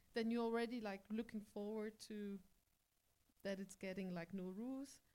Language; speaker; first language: English; early bilingual, heritage; English